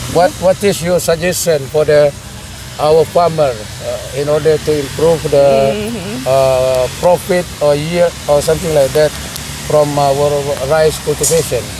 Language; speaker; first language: English; non-native, fluent; Indonesian